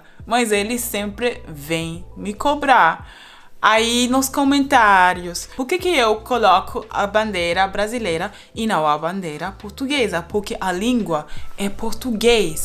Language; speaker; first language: Portuguese; non-native, fluent; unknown